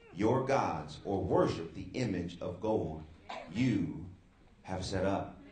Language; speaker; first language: English; native; English